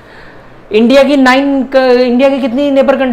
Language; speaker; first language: Hindi; native; Hindi